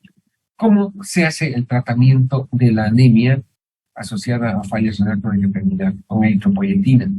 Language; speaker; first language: Spanish; native; Spanish